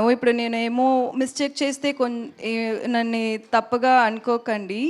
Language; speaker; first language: Telugu; non-native, learner; Tamil